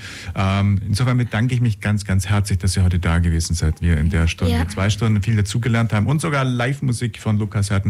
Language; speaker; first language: German; native; German